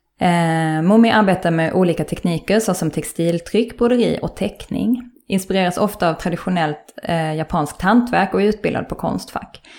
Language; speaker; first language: Swedish; native; Swedish